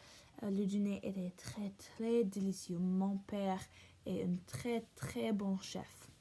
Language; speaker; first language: French; non-native, learner; English